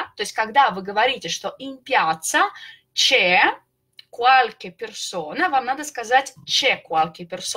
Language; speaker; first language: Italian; non-native, fluent; Russian